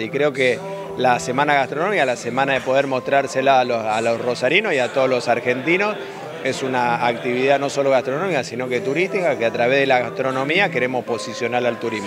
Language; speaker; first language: Spanish; native; Spanish